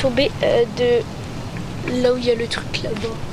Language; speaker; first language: French; native; French